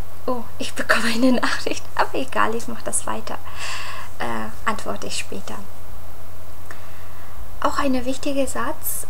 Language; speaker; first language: German; non-native, fluent; Mongolian